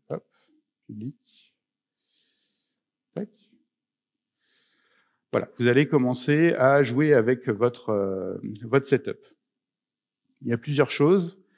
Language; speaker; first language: French; native; French